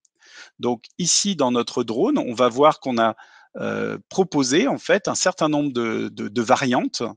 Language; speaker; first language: French; native; French